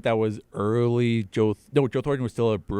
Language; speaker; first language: English; native; English